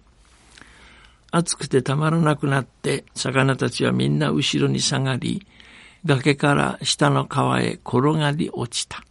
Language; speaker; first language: Japanese; native; Japanese